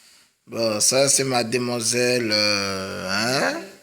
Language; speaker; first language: French; native; French